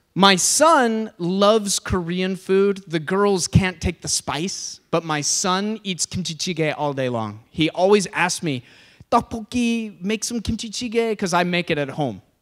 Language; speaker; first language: English; native; English